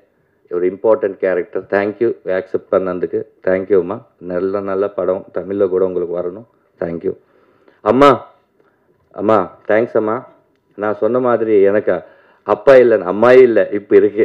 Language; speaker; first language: Tamil; non-native, learner; Telugu